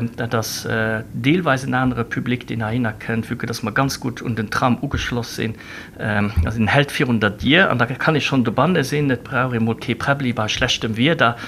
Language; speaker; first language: Luxembourgish; native; Luxembourgish